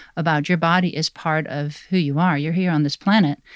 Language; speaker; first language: English; non-native, fluent; Dutch